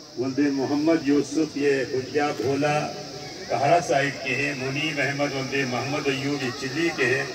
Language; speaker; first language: Urdu; non-native, local second language; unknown